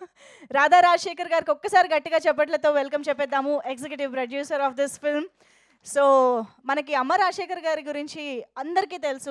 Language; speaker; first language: Telugu; native; Telugu